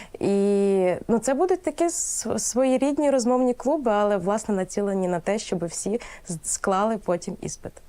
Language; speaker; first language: Ukrainian; native; Ukrainian